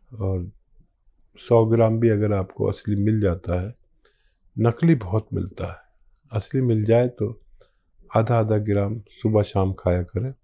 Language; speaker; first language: Hindi; native; Hindi